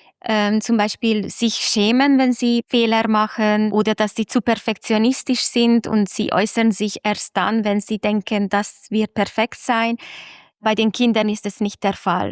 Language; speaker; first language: German; non-native, fluent; Hungarian